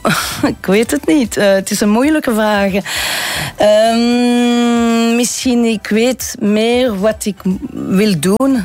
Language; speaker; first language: Dutch; non-native, local second language; French